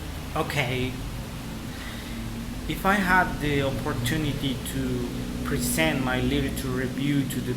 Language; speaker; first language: English; non-native, fluent; Spanish